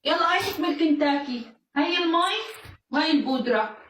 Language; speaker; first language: Arabic; native; Arabic